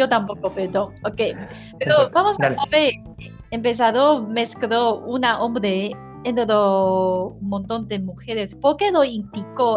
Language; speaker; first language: Spanish; non-native, learner; Chinese